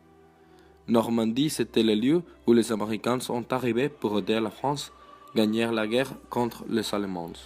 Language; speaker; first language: French; non-native, learner; Spanish